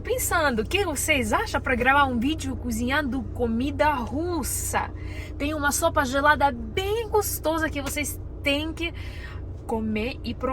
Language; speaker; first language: Portuguese; non-native, learner; Russian